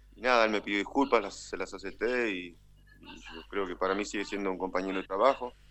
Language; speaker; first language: Spanish; native; Spanish